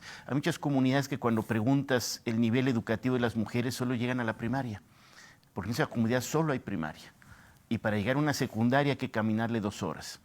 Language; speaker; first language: Spanish; native; Spanish